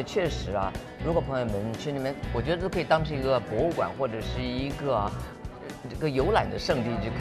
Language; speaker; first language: Chinese; native; Chinese